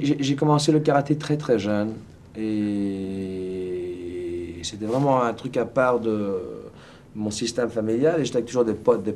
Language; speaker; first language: French; native; French